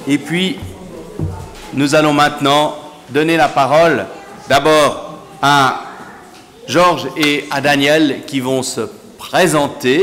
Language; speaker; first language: French; native; French